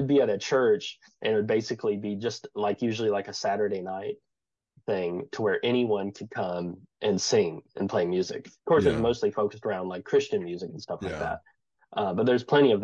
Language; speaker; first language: English; native; English